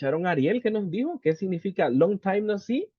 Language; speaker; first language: Spanish; native; Spanish